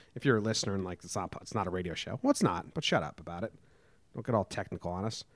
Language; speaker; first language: English; native; English